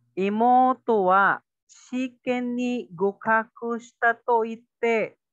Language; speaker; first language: Japanese; non-native, fluent; Filipino